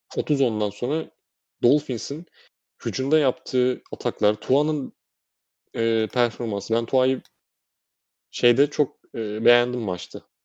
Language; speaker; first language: Turkish; native; Turkish